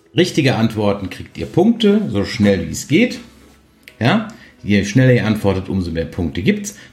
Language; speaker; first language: German; native; German